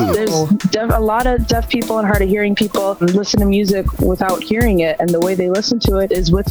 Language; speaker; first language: English; native; English